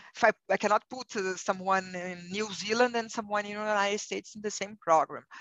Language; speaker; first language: English; non-native, fluent; Portuguese